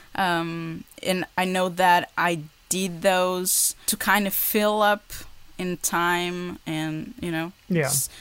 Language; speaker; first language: English; non-native, fluent; Portuguese